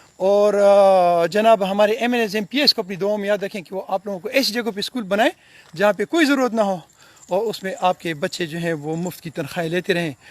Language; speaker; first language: Urdu; non-native, local second language; Pashto